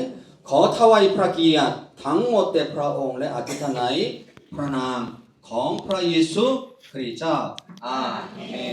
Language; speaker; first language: Thai; native; Thai